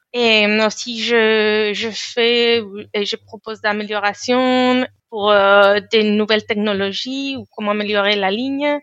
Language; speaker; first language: French; non-native, fluent; Spanish